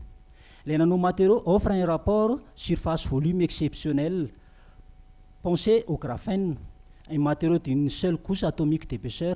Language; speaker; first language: French; non-native, local second language; Malagasy